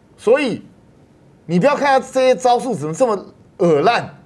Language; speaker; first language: Chinese; native; Chinese